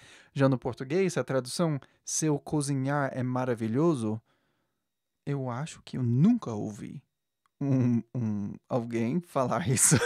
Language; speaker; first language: Portuguese; non-native, fluent; English